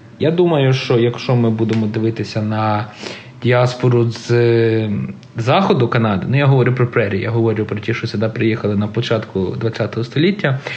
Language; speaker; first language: Ukrainian; early bilingual, heritage; Ukrainian